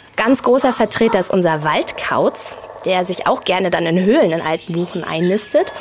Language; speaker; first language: German; native; German